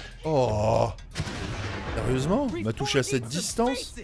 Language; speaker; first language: French; native; French